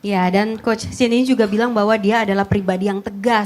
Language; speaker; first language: Indonesian; native; Indonesian